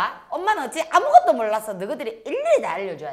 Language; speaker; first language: Korean; native; Korean